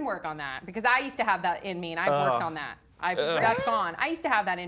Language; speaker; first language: English; native; English